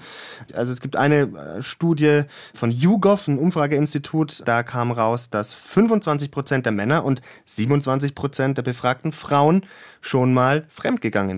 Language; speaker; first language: German; native; German